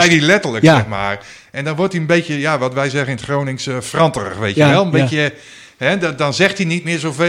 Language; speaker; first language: Dutch; native; Dutch